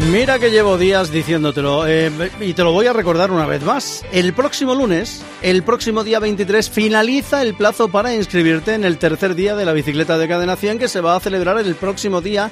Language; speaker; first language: Spanish; native; Spanish